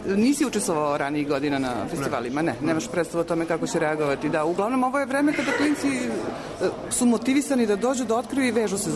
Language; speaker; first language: Serbian; native; Serbian